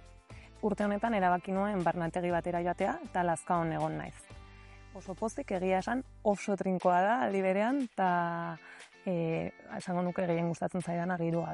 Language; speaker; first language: Basque; non-native, learner; Spanish